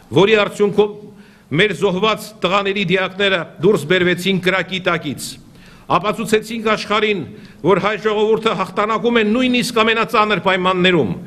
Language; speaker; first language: Armenian; native; Armenian